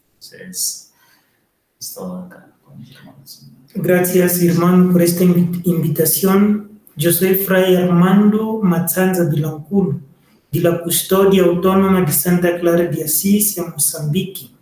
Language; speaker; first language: Spanish; non-native, learner; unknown